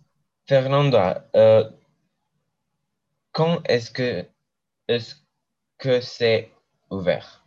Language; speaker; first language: French; non-native, learner; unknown